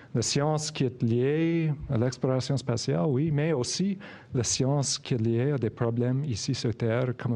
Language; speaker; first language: French; non-native, fluent; English